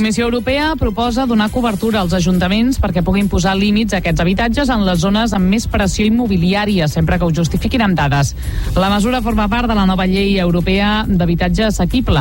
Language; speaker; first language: Catalan; native; Catalan